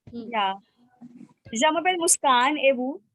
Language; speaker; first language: French; non-native, learner; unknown